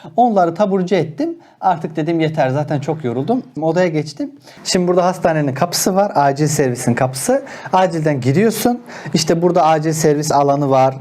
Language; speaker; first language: Turkish; non-native, local second language; Azerbaijani